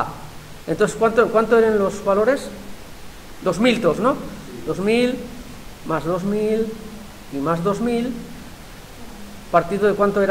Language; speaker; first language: Spanish; native; Spanish